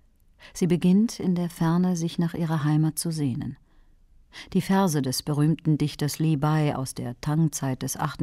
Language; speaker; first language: German; native; German